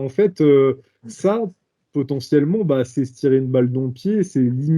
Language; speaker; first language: French; native; French